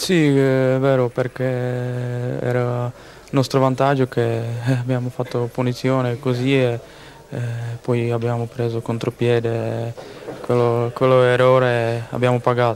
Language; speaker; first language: Italian; non-native, learner; Czech